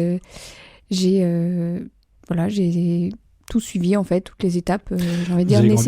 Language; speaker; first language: French; native; French